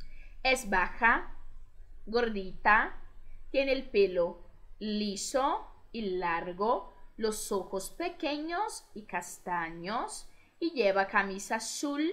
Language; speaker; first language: Spanish; non-native, fluent; Portuguese